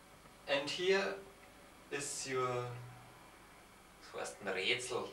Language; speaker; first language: English; non-native, learner; German